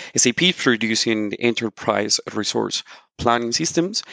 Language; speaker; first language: English; non-native, fluent; Spanish